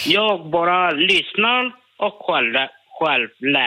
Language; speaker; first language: Swedish; non-native, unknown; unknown